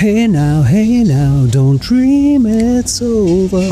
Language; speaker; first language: English; native; English